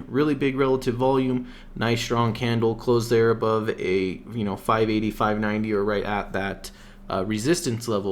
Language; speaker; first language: English; native; English